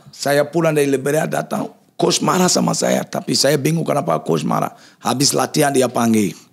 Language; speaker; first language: Indonesian; non-native, fluent; English